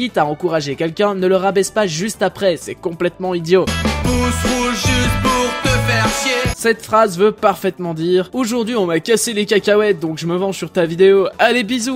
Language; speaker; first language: French; native; French